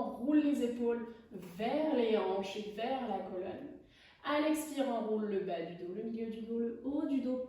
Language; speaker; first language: French; native; French